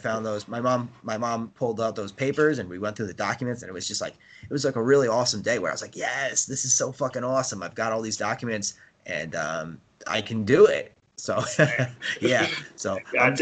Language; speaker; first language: English; native; English